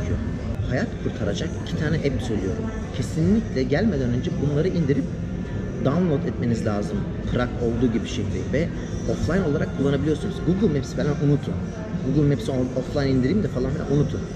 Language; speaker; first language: Turkish; native; Turkish